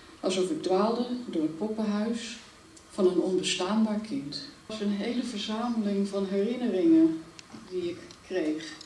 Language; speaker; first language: Dutch; non-native, fluent; English